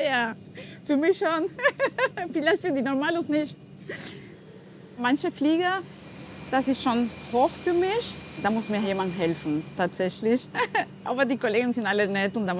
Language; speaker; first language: German; non-native, fluent; Spanish